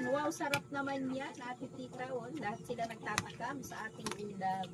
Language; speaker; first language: Filipino; native; Filipino